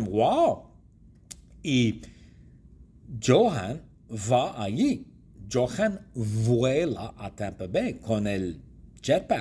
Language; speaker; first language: Spanish; non-native, fluent; English